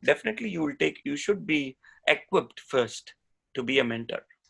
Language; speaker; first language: English; non-native, local second language; Tamil